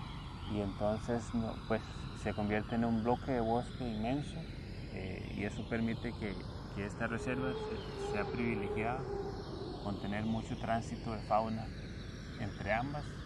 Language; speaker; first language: Spanish; native; Spanish